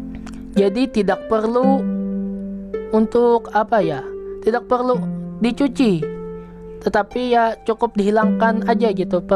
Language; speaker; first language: Indonesian; native; Indonesian